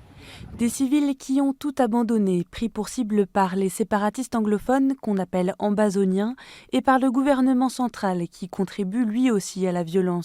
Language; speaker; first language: French; native; French